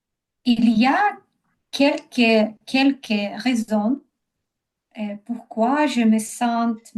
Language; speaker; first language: French; non-native, learner; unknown